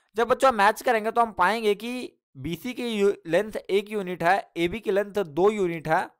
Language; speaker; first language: Hindi; native; Hindi